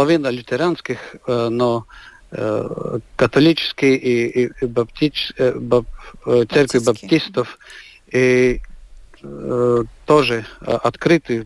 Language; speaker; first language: Russian; non-native, local second language; Latvian